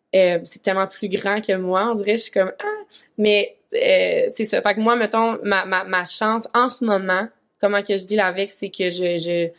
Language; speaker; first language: French; native; French